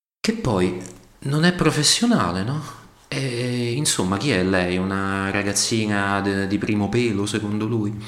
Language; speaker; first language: Italian; native; Italian